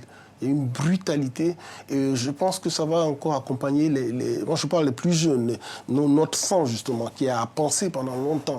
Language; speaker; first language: French; native; French